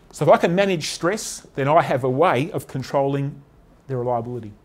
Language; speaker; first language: English; native; English